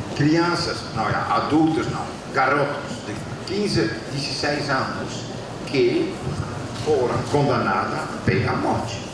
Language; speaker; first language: Portuguese; non-native, fluent; Dutch